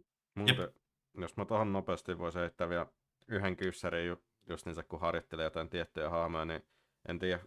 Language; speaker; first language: Finnish; native; Finnish